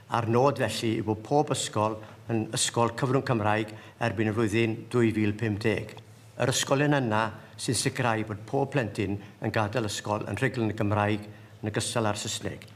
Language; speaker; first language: Welsh; native; Welsh